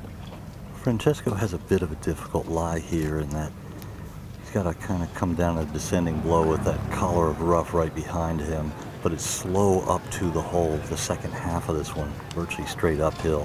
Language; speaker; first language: English; native; English